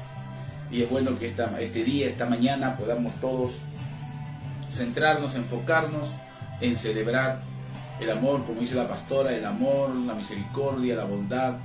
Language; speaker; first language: Spanish; native; Spanish